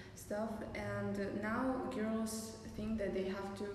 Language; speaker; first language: English; non-native, fluent; Kazakh